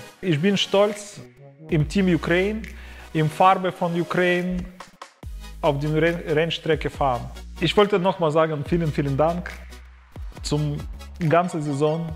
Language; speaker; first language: German; non-native, learner; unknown